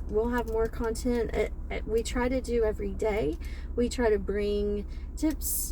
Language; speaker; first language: English; native; English